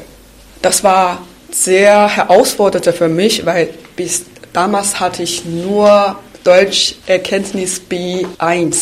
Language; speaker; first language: German; non-native, fluent; Chinese